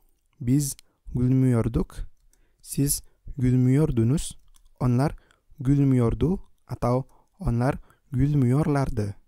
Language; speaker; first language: Turkish; non-native, fluent; Indonesian